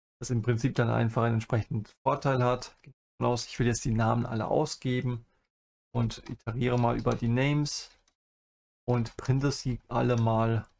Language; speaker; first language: German; native; German